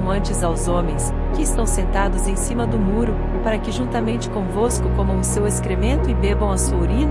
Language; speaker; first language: Portuguese; native; Portuguese